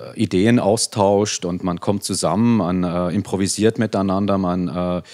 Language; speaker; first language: German; native; German